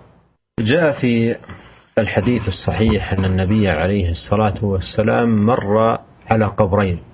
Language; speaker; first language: Arabic; native; Arabic